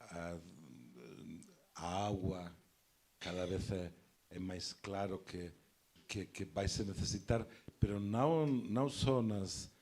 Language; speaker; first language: Portuguese; non-native, fluent; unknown